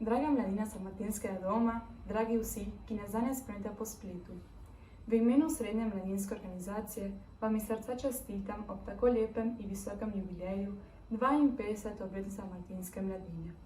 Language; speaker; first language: Slovenian; early bilingual, heritage; Slovenian